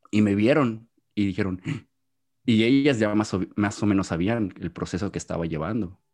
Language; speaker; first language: Spanish; native; Spanish